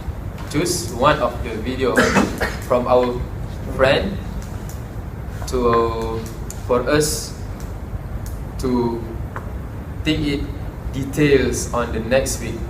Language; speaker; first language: English; non-native, local second language; Malay